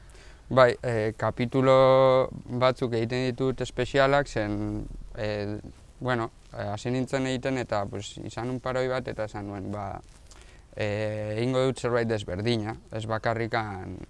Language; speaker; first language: Basque; non-native, local second language; Spanish